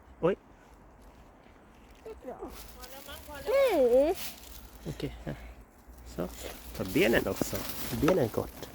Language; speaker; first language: Swedish; non-native, learner; Thai